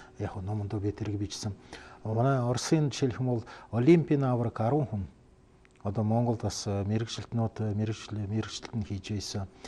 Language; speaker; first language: Mongolian; non-native, fluent; Russian